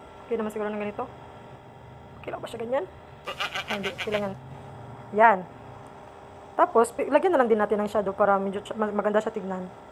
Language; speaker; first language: Filipino; non-native, local second language; Cebuano